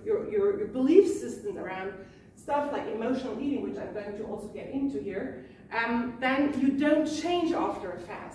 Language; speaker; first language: English; non-native, fluent; German